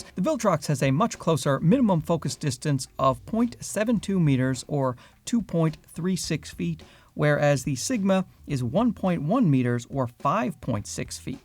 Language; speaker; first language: English; native; English